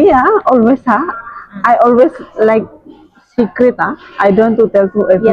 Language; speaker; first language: English; non-native, learner; Indonesian